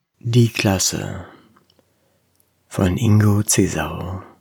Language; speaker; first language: German; native; German